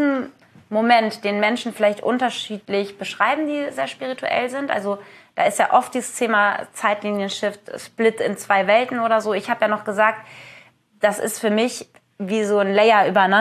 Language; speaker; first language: German; native; German